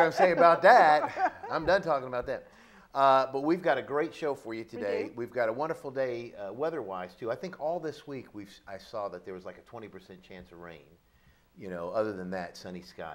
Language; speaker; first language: English; native; English